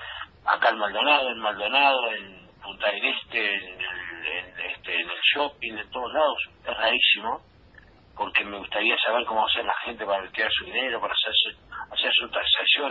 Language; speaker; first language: Spanish; native; Spanish